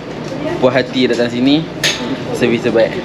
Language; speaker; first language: Malay; native; Malay